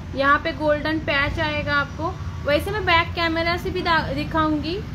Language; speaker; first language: Hindi; non-native, local second language; Marathi